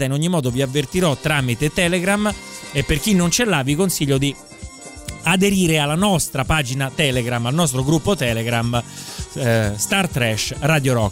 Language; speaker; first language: Italian; native; Italian